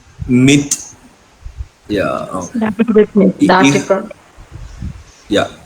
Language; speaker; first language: German; non-native, learner; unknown